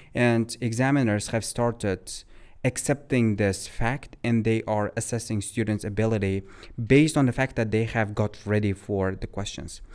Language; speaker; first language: English; non-native, fluent; Uzbek